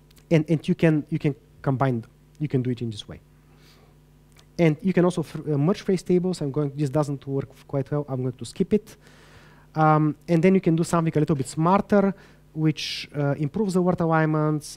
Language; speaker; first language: English; non-native, fluent; Bulgarian